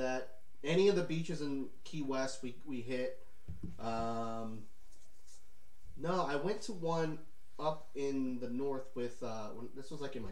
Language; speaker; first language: English; native; English